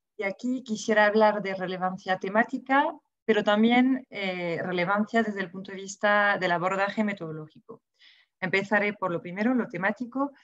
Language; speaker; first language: Spanish; non-native, fluent; French